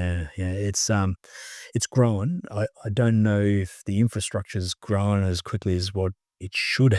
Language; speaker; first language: English; native; English